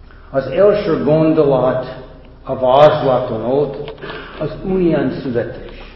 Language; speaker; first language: Hungarian; non-native, fluent; English